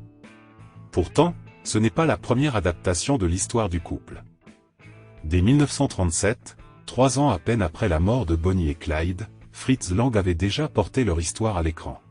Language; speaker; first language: French; native; French